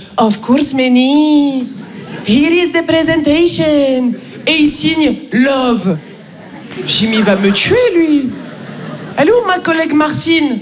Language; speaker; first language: French; native; French